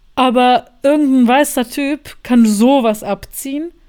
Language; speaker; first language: German; non-native, fluent; Bosnian